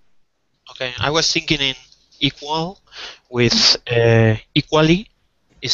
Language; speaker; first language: English; non-native, learner; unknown